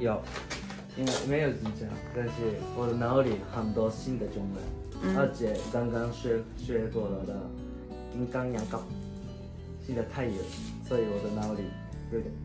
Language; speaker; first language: Chinese; non-native, learner; Japanese